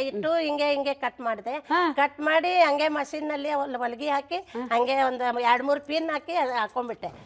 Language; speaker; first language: Kannada; non-native, local second language; Marathi